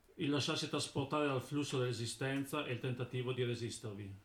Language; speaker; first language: Italian; native; Italian